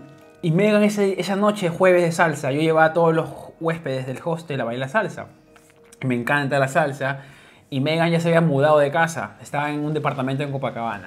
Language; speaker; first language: Spanish; native; Spanish